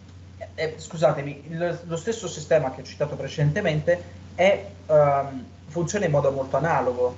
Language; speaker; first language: Italian; native; Italian